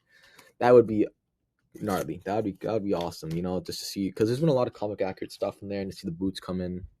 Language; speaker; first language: English; native; English